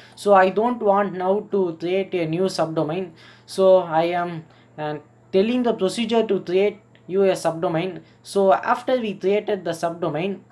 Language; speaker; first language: English; non-native, local second language; Tamil